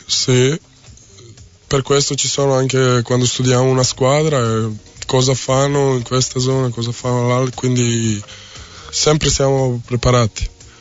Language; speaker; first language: Italian; non-native, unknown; Serbian